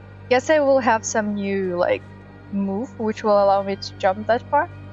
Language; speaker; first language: English; non-native, fluent; Russian